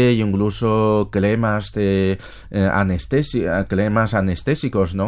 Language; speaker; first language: Spanish; non-native, fluent; Chinese